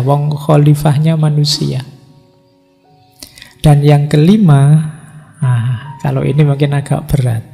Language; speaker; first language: Indonesian; non-native, local second language; Javanese